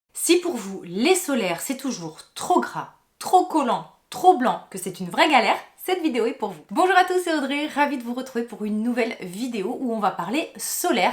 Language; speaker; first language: French; native; French